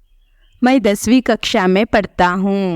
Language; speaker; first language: Hindi; non-native, local second language; Kannada